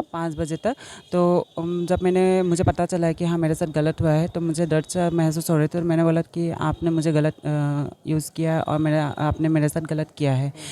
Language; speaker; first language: Hindi; non-native, local second language; Assamese